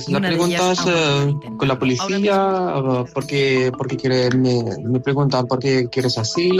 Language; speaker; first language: Spanish; non-native, learner; Arabic